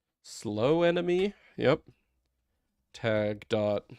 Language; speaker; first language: English; native; English